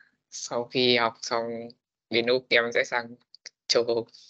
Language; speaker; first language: Vietnamese; native; Vietnamese